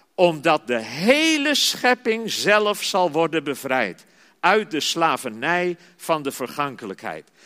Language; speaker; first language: Dutch; native; Dutch